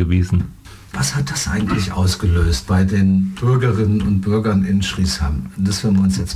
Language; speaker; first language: German; native; German